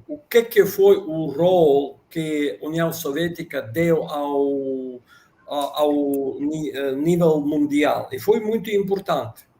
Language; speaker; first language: Portuguese; non-native, fluent; Russian